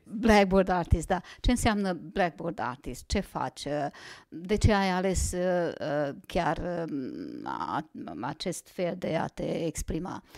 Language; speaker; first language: Romanian; non-native, local second language; Hungarian